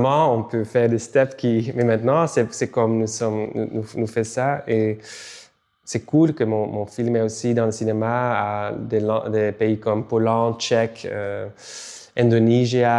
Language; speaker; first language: French; non-native, local second language; Dutch